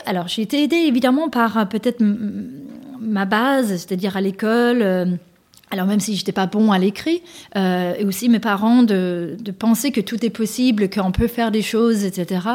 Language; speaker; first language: French; non-native, fluent; Danish